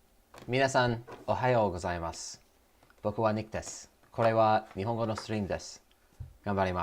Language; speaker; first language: Japanese; non-native, learner; English